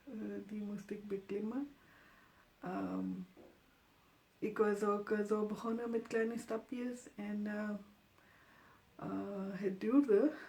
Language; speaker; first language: Dutch; non-native, fluent; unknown